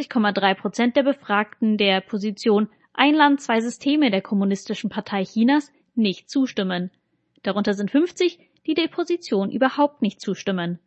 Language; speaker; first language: German; native; German